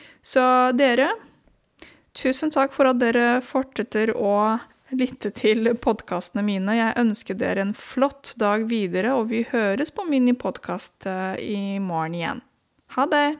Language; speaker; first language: Norwegian; non-native, fluent; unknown